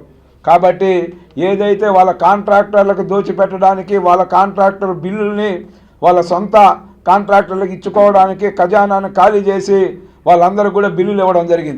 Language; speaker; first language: Telugu; native; Telugu